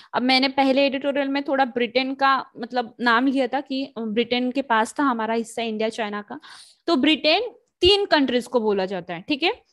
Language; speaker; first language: Hindi; native; Hindi